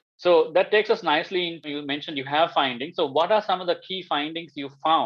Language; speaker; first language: English; non-native, local second language; Sinhala